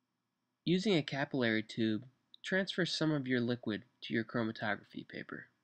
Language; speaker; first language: English; native; English